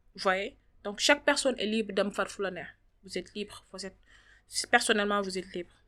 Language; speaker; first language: French; non-native, local second language; Wolof